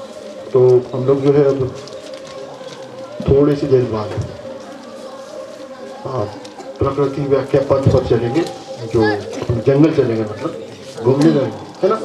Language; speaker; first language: Hindi; native; Hindi